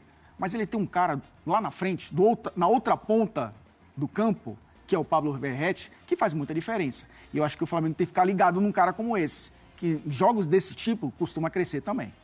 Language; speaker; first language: Portuguese; native; Portuguese